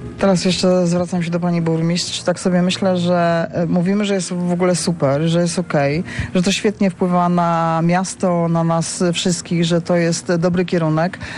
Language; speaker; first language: Polish; native; Polish